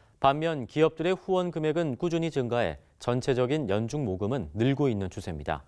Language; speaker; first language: Korean; native; Korean